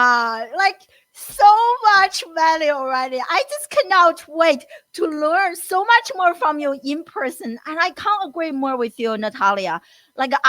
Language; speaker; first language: English; non-native, fluent; Chinese